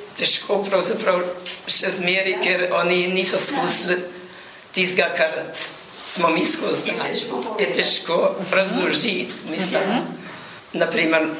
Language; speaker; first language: Slovenian; native; Slovenian